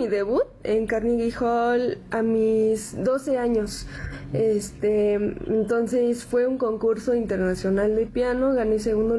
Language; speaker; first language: Spanish; non-native, local second language; Korean